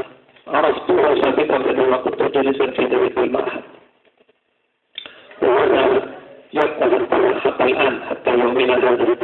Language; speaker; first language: Arabic; non-native, fluent; Madurese